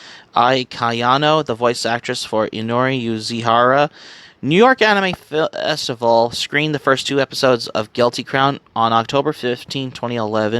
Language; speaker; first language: English; native; English